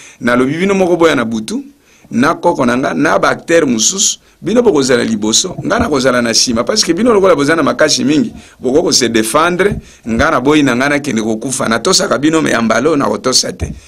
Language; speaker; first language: Lingala; native; Lingala